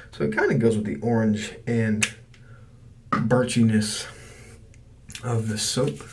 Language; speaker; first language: English; native; English